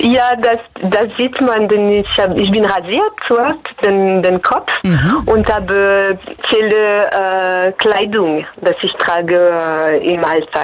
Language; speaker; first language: German; non-native, fluent; French